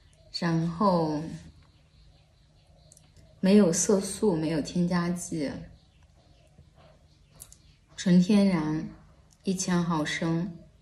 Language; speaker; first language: Chinese; native; Chinese